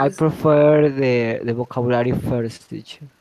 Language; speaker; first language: English; non-native, learner; Spanish